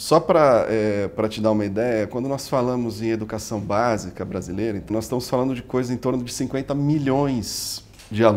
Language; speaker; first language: Portuguese; native; Portuguese